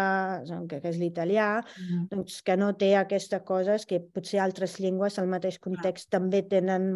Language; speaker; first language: Catalan; non-native, fluent; Italian